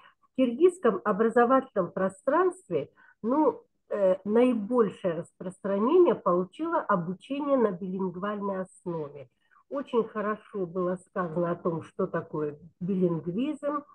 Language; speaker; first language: Russian; non-native, local second language; Kyrgyz